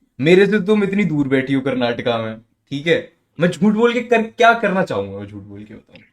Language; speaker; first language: Hindi; native; Hindi